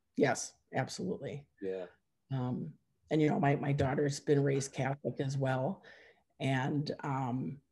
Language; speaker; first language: English; native; English